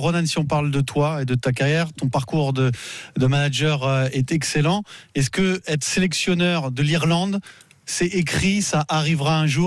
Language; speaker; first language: French; native; French